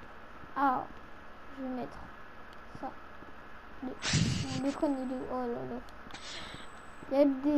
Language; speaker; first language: French; native; French